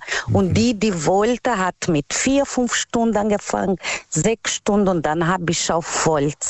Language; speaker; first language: German; non-native, learner; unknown